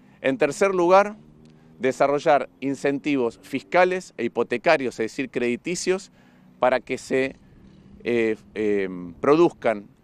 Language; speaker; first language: Spanish; native; Spanish